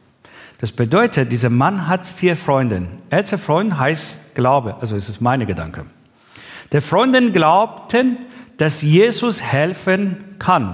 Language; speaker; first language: German; non-native, learner; Persian